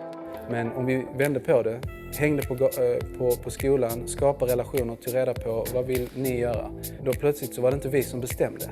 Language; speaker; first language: Swedish; native; Swedish